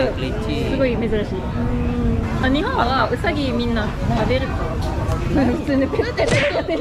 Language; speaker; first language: Japanese; non-native, fluent; Malay